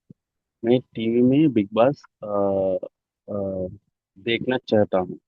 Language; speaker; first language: Hindi; non-native, learner; Telugu